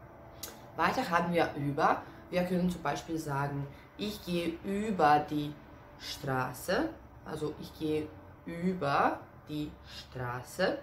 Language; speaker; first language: German; non-native, fluent; Serbian